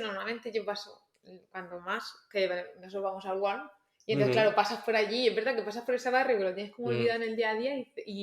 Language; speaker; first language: Spanish; native; Spanish